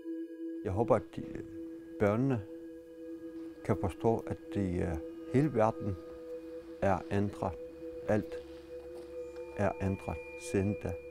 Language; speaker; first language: Danish; non-native, fluent; Kalaallisut